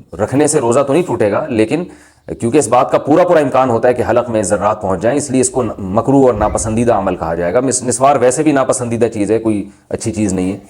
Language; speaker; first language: Urdu; native; Urdu